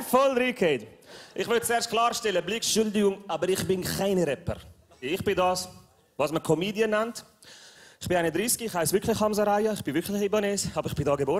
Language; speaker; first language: German; early bilingual, other home language; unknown